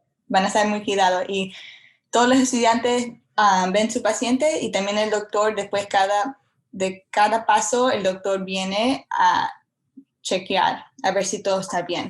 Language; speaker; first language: Spanish; early bilingual, heritage; Spanish